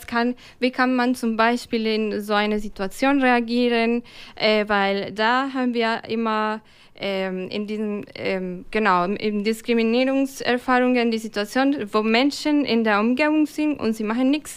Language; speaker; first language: German; non-native, fluent; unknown